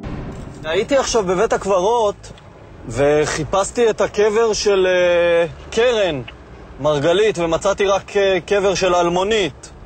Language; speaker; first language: Hebrew; native; Hebrew